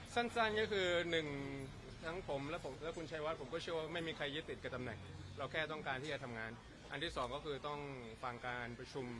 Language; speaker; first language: Thai; native; Thai